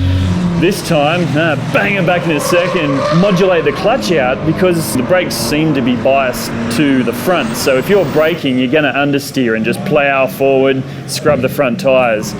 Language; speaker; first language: English; native; English